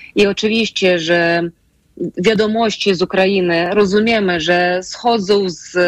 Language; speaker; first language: Polish; non-native, fluent; Ukrainian